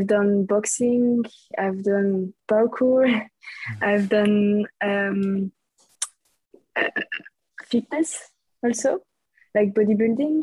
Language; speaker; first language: English; non-native, fluent; French